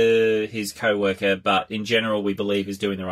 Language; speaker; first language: English; native; English